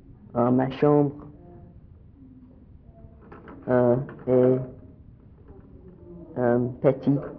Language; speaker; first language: French; non-native, learner; English